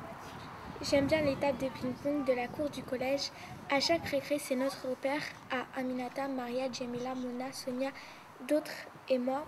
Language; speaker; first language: French; non-native, learner; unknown